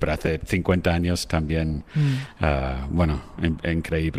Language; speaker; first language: Spanish; non-native, fluent; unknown